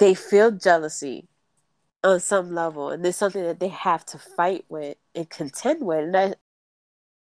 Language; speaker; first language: English; native; English